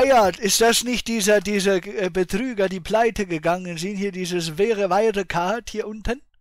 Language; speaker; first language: German; native; German